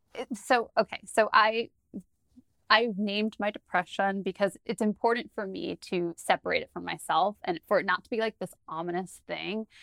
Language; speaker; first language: English; native; English